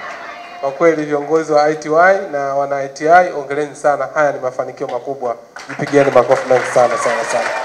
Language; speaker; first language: Swahili; native; Swahili